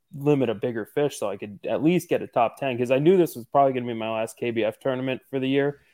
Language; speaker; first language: English; native; English